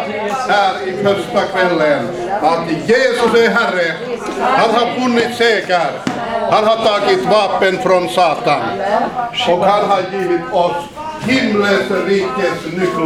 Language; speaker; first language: Swedish; non-native, fluent; Finnish